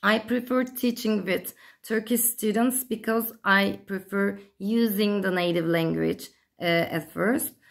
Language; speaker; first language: English; non-native, fluent; Turkish